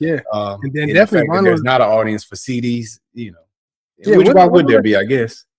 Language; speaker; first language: English; native; English